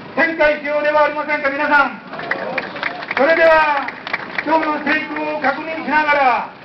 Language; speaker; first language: Japanese; native; Japanese